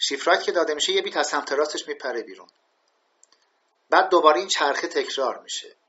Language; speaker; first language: Persian; native; Persian